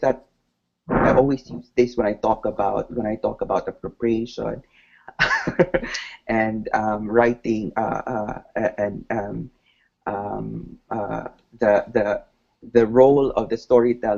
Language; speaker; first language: English; non-native, local second language; Cebuano